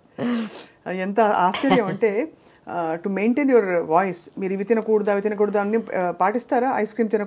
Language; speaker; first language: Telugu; native; Telugu